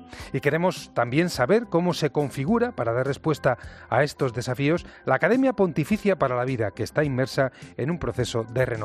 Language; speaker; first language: Spanish; native; Spanish